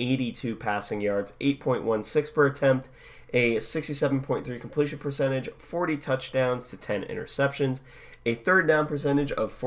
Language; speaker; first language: English; native; English